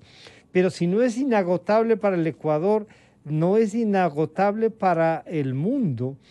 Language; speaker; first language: Spanish; native; Spanish